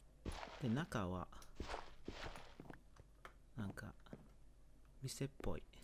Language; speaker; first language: Japanese; non-native, learner; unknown